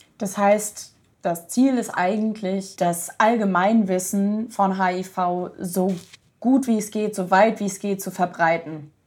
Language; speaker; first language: German; native; German